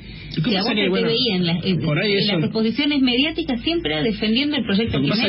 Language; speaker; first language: Spanish; native; Spanish